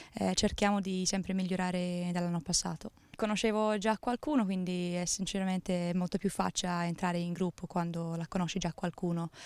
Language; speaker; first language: Italian; non-native, fluent; English